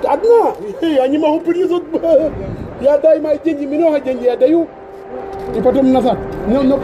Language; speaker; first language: Russian; non-native, learner; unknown